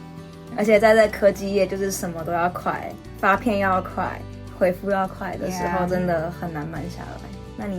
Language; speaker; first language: Chinese; native; Chinese